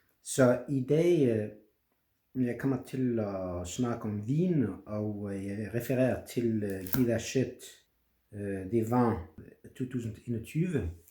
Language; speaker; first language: Danish; non-native, fluent; French